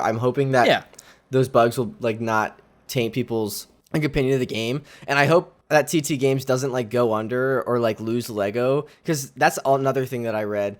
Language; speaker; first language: English; native; English